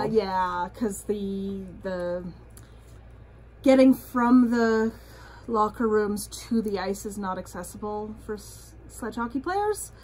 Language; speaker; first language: English; native; English